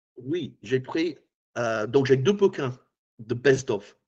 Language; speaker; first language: French; non-native, learner; English